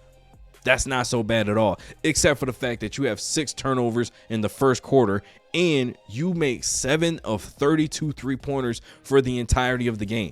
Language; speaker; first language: English; native; English